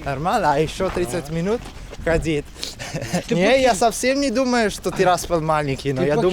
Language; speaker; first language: Russian; non-native, fluent; Italian